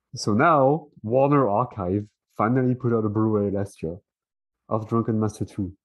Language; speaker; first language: English; non-native, fluent; French